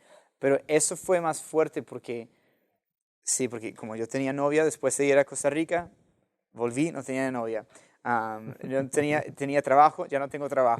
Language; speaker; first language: Spanish; non-native, fluent; English